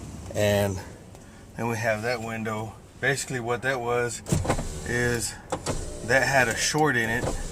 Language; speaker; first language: English; native; English